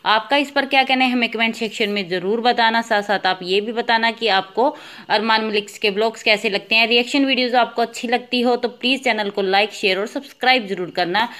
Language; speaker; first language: Hindi; native; Hindi